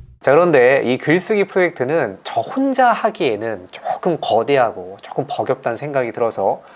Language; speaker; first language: Korean; native; Korean